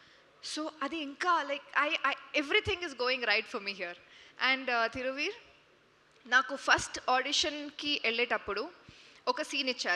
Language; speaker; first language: Telugu; non-native, local second language; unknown